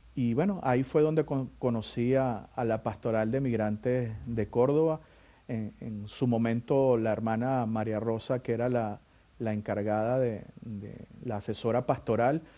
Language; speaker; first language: Spanish; native; Spanish